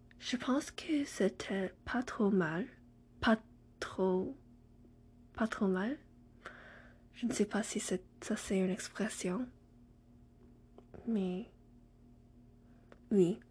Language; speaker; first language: French; non-native, learner; English